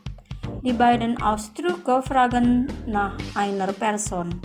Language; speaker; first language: German; non-native, fluent; Indonesian